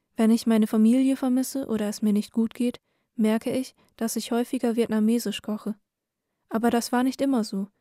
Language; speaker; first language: German; early bilingual, other home language; Vietnamese